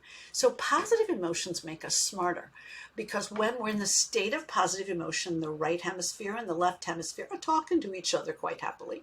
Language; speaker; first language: English; native; English